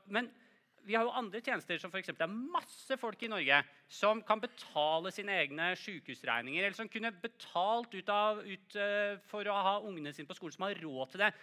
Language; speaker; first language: Norwegian; native; Norwegian